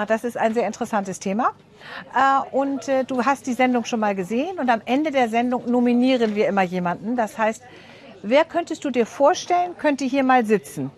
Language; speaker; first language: German; native; German